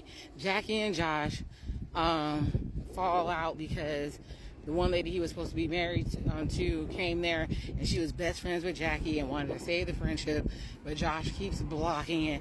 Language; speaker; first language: English; native; English